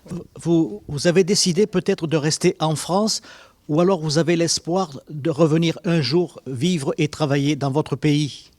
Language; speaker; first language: French; native; French